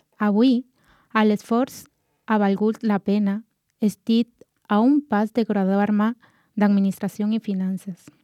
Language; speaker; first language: Catalan; non-native, learner; Spanish